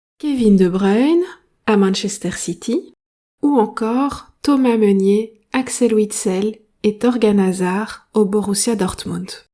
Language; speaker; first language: French; native; French